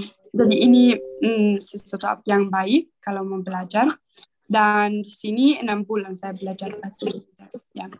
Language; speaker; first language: Indonesian; non-native, learner; Italian